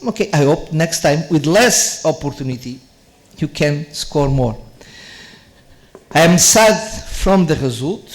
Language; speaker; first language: English; non-native, learner; Portuguese